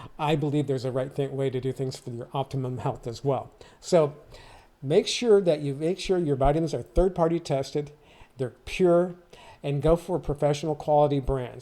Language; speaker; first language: English; native; English